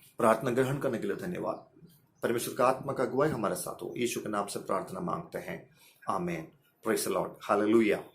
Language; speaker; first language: Hindi; non-native, local second language; Malayalam